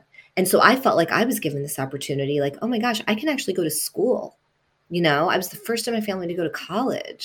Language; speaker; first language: English; early bilingual, other home language; Italian